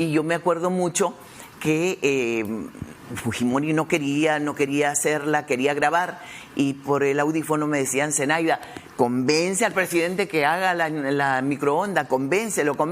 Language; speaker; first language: Spanish; native; Spanish